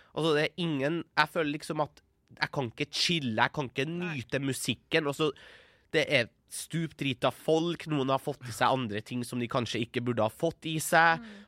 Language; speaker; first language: Norwegian; early bilingual, other home language; Persian